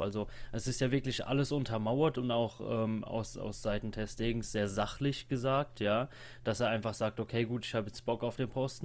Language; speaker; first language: German; native; German